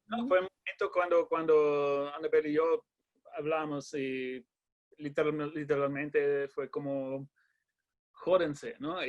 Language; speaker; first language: Spanish; non-native, learner; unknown